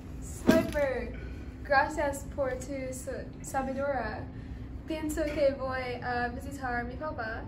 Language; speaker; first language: Spanish; non-native, learner; English